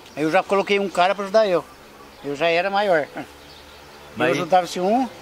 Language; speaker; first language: Portuguese; native; Portuguese